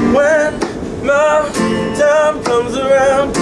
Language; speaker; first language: English; non-native, fluent; Spanish